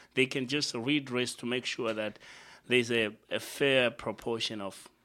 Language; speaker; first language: English; non-native, local second language; Shona